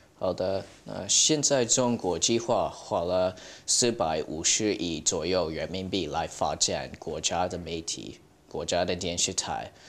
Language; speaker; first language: Chinese; early bilingual, heritage; Chinese